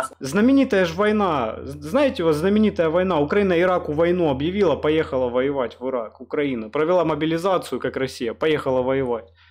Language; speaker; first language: Russian; native; Russian